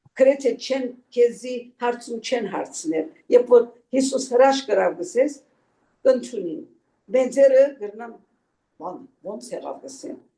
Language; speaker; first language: Armenian; native; Armenian